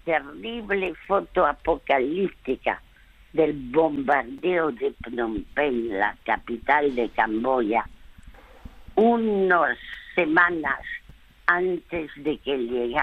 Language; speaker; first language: Spanish; early bilingual, other home language; French